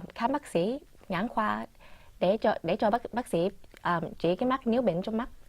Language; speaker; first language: Vietnamese; early bilingual, other home language; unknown